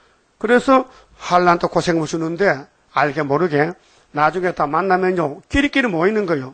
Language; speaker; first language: Korean; native; Korean